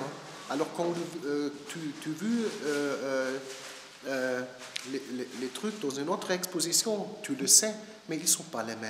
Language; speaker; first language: French; non-native, learner; German